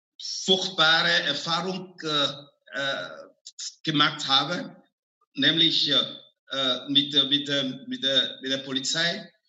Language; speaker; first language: German; non-native, fluent; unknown